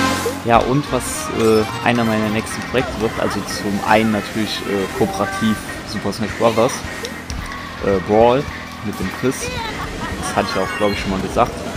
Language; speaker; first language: German; native; German